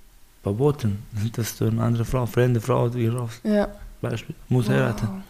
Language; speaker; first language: German; non-native, learner; Baluchi